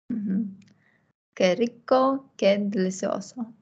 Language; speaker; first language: Spanish; non-native, learner; Russian